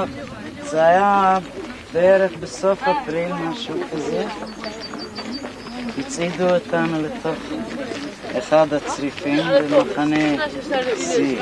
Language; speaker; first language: Hebrew; non-native, fluent; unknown